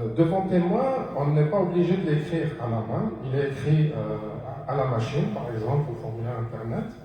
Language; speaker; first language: French; non-native, local second language; Arabic